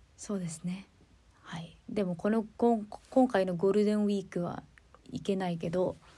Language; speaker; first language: Japanese; non-native, fluent; Filipino